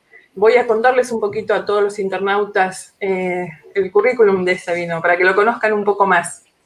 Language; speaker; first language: Spanish; native; Spanish